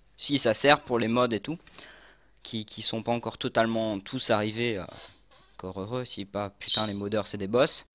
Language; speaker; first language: French; native; French